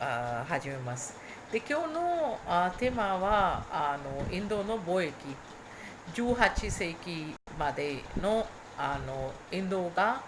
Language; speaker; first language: Japanese; non-native, fluent; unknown